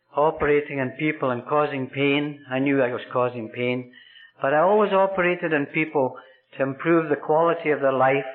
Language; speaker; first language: English; native; English